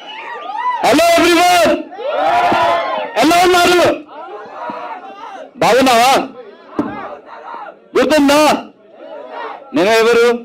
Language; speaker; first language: Telugu; non-native, local second language; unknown